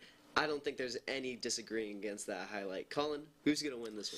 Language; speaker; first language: English; native; English